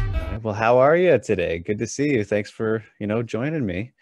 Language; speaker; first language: English; native; English